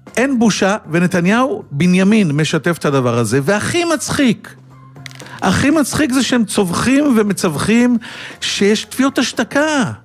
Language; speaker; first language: Hebrew; native; Hebrew